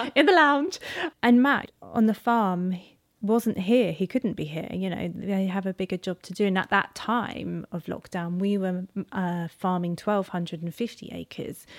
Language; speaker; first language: English; native; English